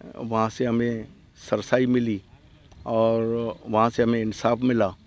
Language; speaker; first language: Urdu; non-native, local second language; Baluchi